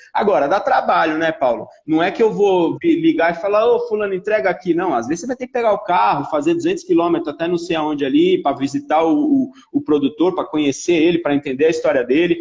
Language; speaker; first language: Portuguese; early bilingual, other home language; Italian